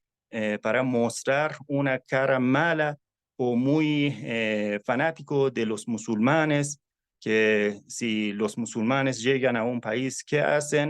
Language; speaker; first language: Spanish; non-native, fluent; Persian